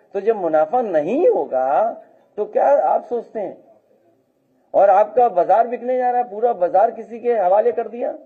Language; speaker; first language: Hindi; native; Hindi